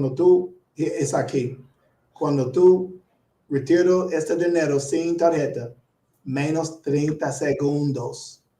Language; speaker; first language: Spanish; non-native, learner; English